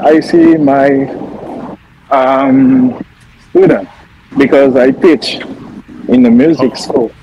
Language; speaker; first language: English; non-native, learner; French